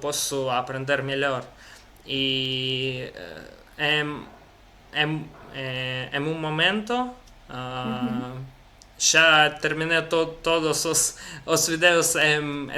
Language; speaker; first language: Portuguese; non-native, learner; Russian